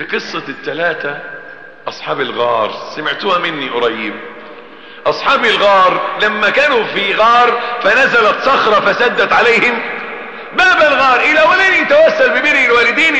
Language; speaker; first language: Arabic; native; Arabic